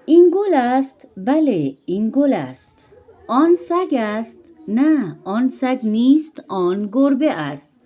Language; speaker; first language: Persian; non-native, fluent; Urdu